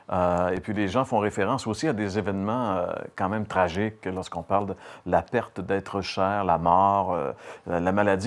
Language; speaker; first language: French; native; French